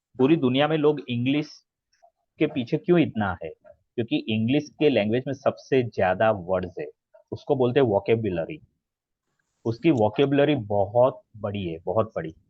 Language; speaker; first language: Hindi; native; Hindi